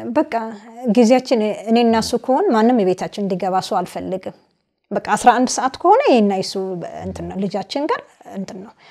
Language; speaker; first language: Amharic; native; Amharic